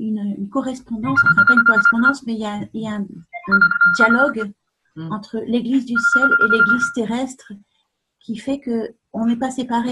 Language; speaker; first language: French; native; French